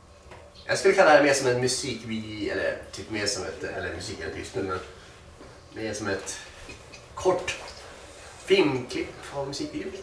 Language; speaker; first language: Swedish; native; Swedish